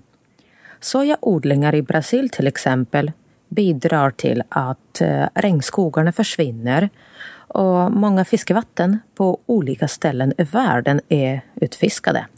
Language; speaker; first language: Swedish; non-native, fluent; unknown